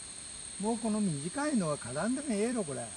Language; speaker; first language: Japanese; native; Japanese